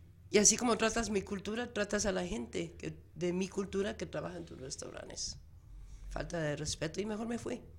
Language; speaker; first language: Spanish; early bilingual, heritage; Spanish